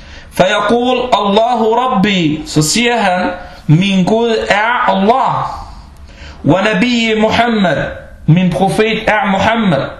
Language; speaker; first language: Danish; early bilingual, other home language; Arabic